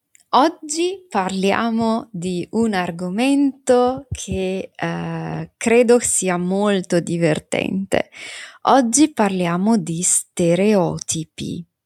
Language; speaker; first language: Italian; native; Italian